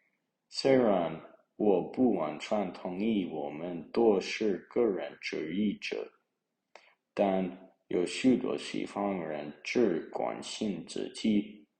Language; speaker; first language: Chinese; non-native, learner; English